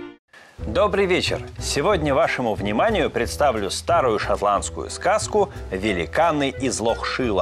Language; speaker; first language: Russian; native; Russian